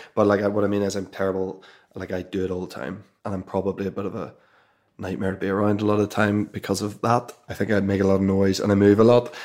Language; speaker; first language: English; native; English